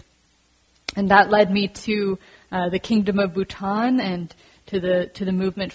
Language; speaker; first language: English; native; English